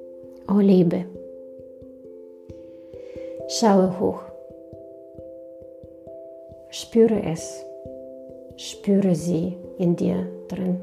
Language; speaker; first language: German; non-native, fluent; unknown